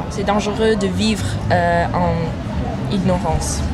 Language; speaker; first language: French; non-native, learner; English